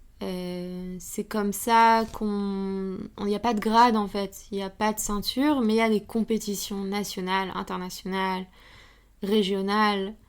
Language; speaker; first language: French; native; French